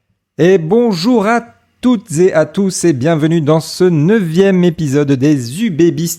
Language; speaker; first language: French; native; French